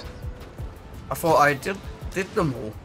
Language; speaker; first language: English; native; English